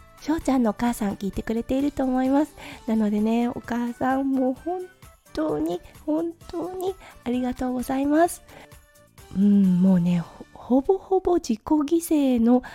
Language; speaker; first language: Japanese; native; Japanese